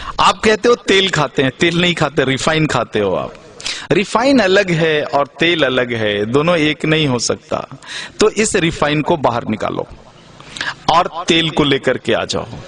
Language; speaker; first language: Hindi; native; Hindi